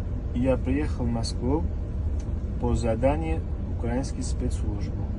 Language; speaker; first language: Russian; non-native, learner; Uzbek